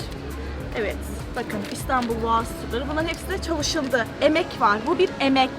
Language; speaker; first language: Turkish; native; Turkish